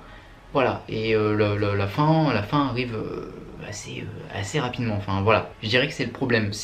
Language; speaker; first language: French; native; French